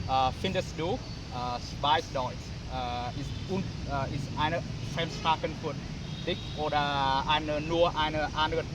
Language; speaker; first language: German; non-native, learner; Vietnamese